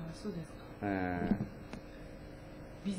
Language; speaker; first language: Japanese; non-native, learner; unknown